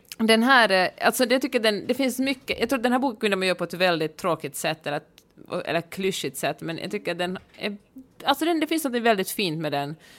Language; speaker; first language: Swedish; native; Swedish